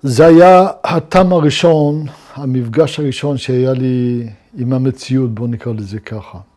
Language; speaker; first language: Hebrew; non-native, fluent; Luxembourgish